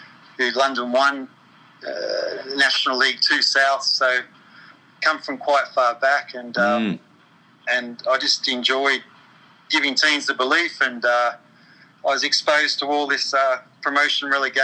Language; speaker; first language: English; native; English